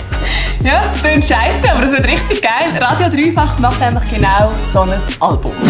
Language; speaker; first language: German; native; German